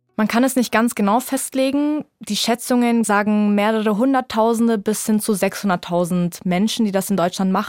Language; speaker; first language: German; native; German